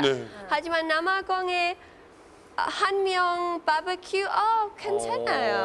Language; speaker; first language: Korean; non-native, learner; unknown